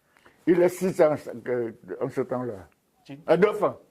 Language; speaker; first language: French; non-native, fluent; Vietnamese